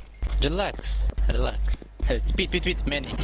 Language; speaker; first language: English; non-native, learner; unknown